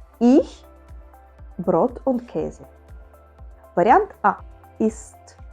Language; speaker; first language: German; non-native, fluent; Ukrainian